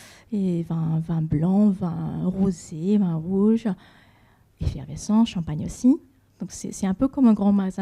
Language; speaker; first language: French; non-native, fluent; Japanese